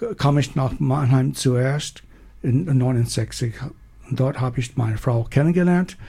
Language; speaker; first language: German; non-native, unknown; English